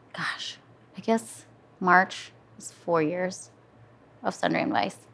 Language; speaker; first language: English; native; English